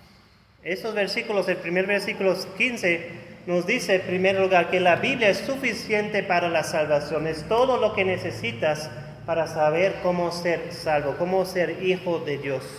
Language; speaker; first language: Spanish; non-native, fluent; German